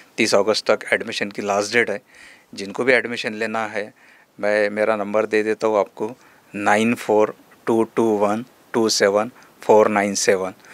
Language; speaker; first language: Hindi; non-native, local second language; Marathi